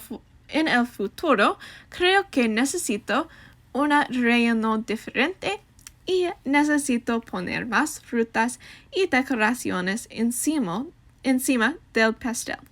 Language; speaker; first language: Spanish; non-native, learner; English